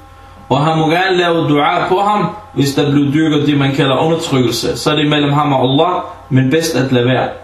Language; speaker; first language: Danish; early bilingual, other home language; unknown